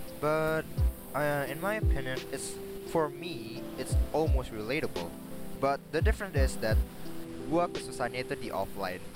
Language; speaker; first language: English; non-native, learner; Indonesian